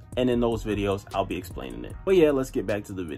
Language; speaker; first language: English; native; English